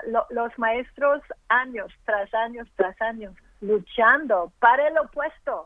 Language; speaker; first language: Spanish; early bilingual, heritage; English